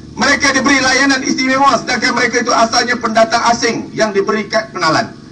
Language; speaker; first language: Malay; native; Malay